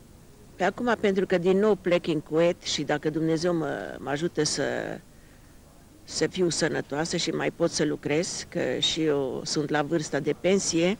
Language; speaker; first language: Romanian; non-native, local second language; Hungarian